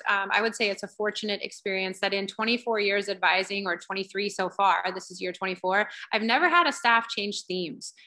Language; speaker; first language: English; native; English